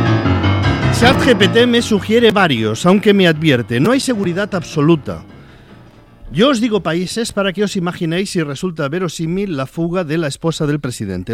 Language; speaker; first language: Spanish; native; Spanish